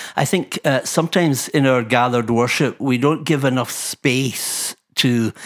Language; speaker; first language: English; native; English